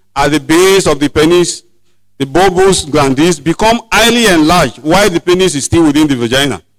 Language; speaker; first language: English; non-native, local second language; Yoruba